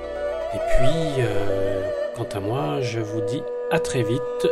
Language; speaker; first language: French; native; French